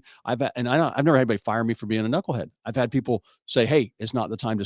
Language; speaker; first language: English; native; English